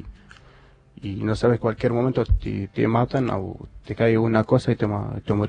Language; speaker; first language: Spanish; non-native, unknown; Arabic